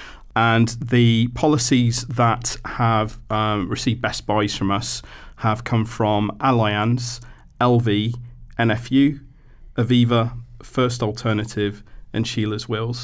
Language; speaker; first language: English; native; English